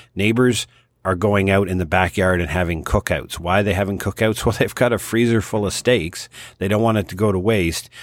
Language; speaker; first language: English; native; English